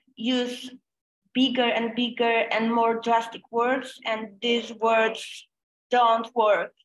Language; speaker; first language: English; non-native, fluent; Polish